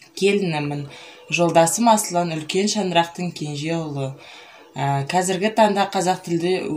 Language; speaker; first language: Kazakh; non-native, local second language; Russian